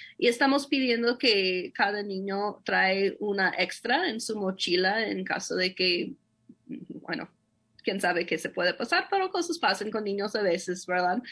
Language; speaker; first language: Spanish; non-native, fluent; English